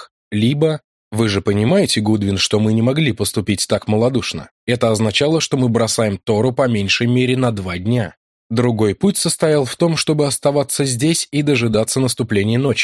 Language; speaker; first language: Russian; native; Russian